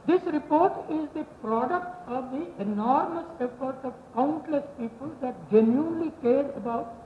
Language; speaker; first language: English; non-native, local second language; Telugu